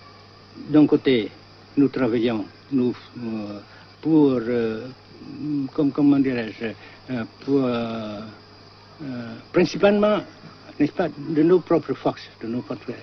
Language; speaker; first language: French; non-native, local second language; Vietnamese